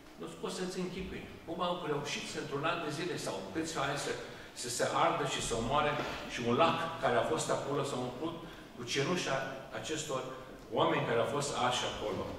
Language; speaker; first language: Romanian; early bilingual, heritage; Romanian